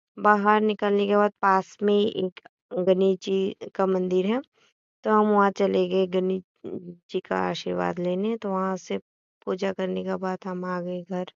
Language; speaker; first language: Hindi; non-native, local second language; Assamese